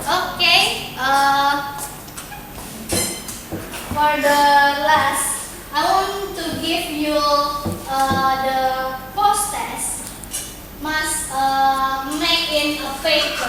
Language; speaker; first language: English; non-native, learner; Indonesian